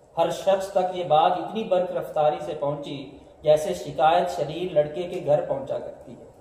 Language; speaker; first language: Urdu; non-native, local second language; Punjabi